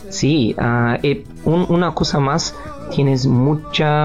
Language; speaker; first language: Spanish; non-native, learner; Portuguese